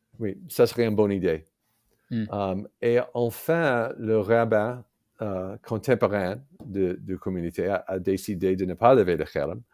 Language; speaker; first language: French; non-native, fluent; English